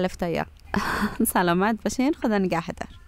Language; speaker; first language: Persian; native; Persian